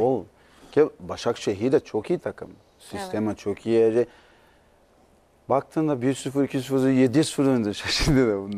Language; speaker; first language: Turkish; non-native, learner; Portuguese